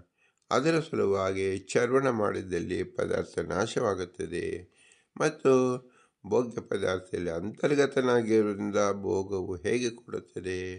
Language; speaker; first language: Kannada; native; Kannada